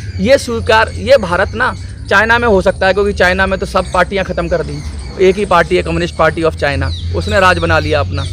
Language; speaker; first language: Hindi; native; Hindi